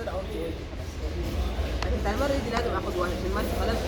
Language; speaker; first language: Arabic; native; Arabic